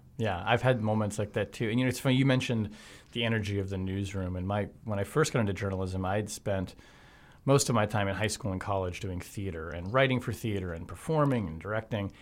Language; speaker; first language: English; native; English